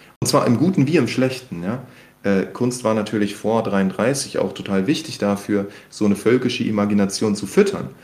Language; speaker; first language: German; native; German